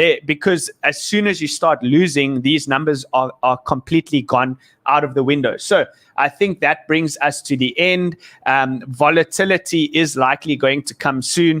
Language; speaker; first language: English; native; English